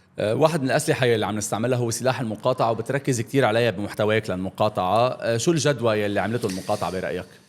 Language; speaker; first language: Arabic; native; Arabic